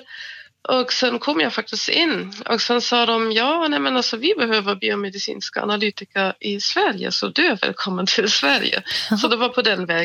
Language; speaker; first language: Swedish; non-native, fluent; German